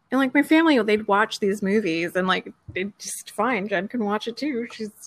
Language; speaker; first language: English; native; English